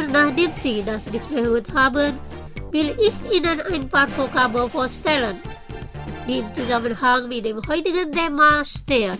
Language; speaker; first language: German; non-native, fluent; Indonesian